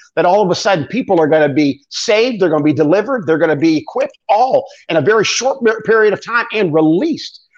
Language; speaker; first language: English; native; English